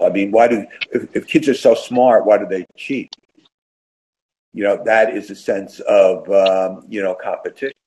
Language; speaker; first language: English; native; English